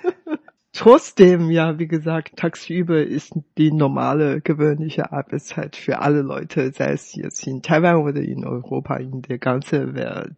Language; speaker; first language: German; non-native, fluent; Chinese